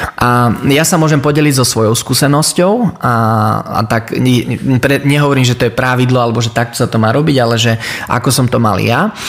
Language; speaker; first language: Slovak; early bilingual, heritage; Slovak